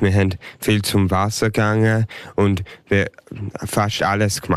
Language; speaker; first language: German; early bilingual, heritage; English